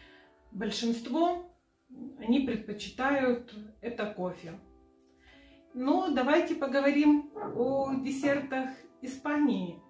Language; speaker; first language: Russian; native; Russian